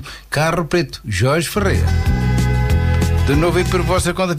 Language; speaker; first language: Portuguese; native; Portuguese